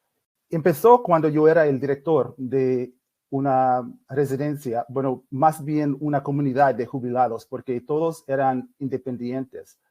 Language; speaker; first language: Spanish; non-native, fluent; English